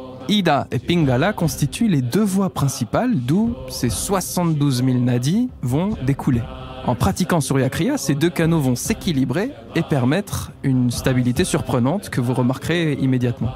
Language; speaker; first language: French; native; French